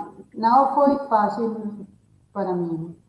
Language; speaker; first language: Portuguese; non-native, learner; Spanish